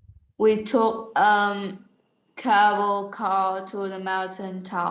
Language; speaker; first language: English; non-native, learner; Vietnamese